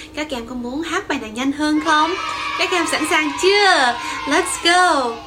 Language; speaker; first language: Vietnamese; early bilingual, heritage; Vietnamese